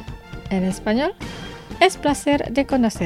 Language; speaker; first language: Spanish; non-native, fluent; Indonesian